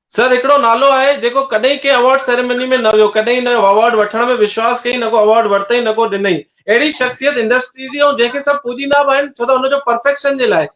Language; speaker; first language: Sindhi; native; Sindhi